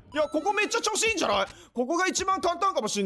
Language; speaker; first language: Japanese; native; Japanese